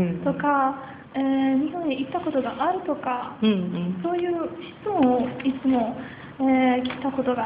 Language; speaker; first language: Japanese; non-native, learner; Persian